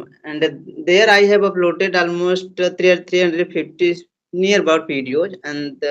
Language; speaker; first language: English; non-native, learner; Hindi